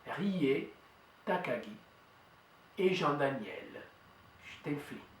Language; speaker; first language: French; native; French